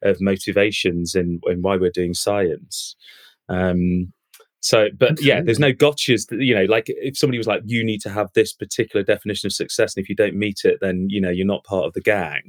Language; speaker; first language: English; native; English